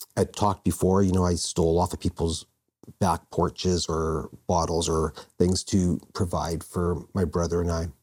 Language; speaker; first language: English; native; English